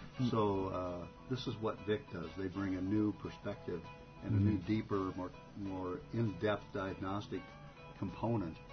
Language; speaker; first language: English; native; English